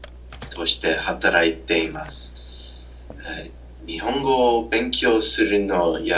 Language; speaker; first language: Japanese; non-native, learner; English